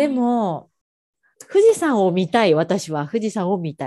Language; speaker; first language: Japanese; non-native, learner; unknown